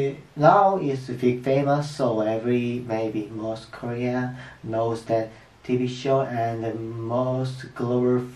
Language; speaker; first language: English; non-native, learner; Korean